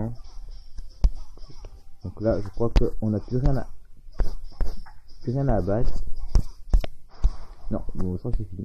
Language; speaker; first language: French; native; French